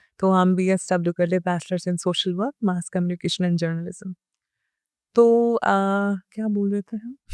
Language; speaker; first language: Hindi; early bilingual, heritage; Hindi